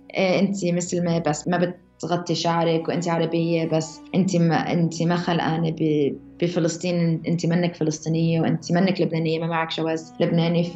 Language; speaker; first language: Arabic; early bilingual, heritage; Arabic